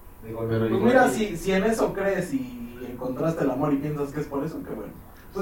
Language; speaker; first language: Spanish; native; Spanish